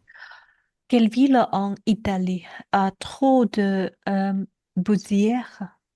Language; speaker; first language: French; non-native, learner; Chinese